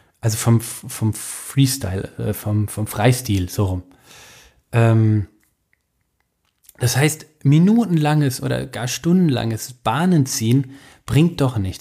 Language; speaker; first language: German; native; German